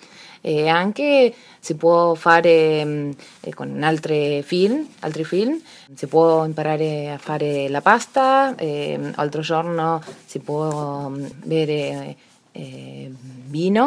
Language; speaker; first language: Italian; early bilingual, heritage; Spanish